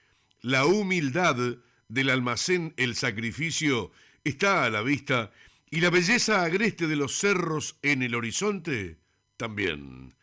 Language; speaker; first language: Spanish; native; Spanish